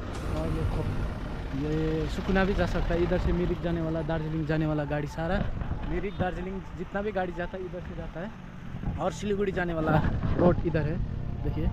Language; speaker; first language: Hindi; non-native, local second language; Nepali